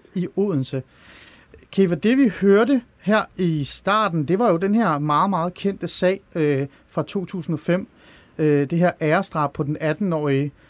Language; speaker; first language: Danish; early bilingual, other home language; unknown